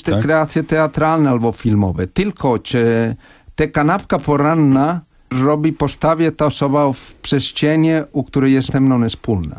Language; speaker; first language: Polish; non-native, fluent; Spanish